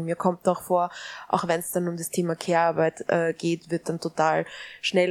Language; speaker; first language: German; native; German